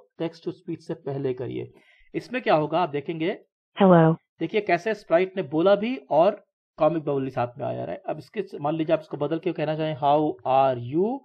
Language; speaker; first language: Hindi; native; Hindi